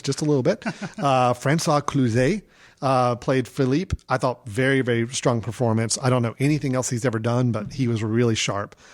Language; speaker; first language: English; native; English